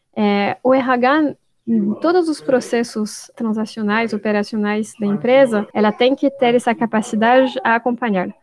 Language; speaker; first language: Portuguese; non-native, fluent; French